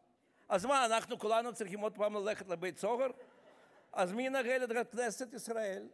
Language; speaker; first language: Hebrew; non-native, fluent; Russian